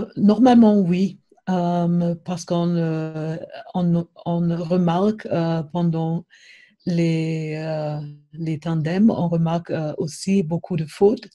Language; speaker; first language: French; non-native, fluent; German